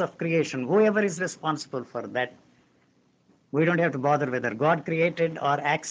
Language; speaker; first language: English; non-native, local second language; Telugu